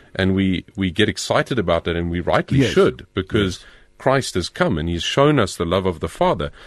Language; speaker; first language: English; native; English